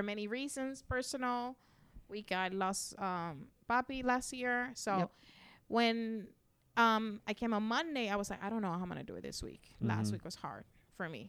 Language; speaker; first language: English; non-native, fluent; Spanish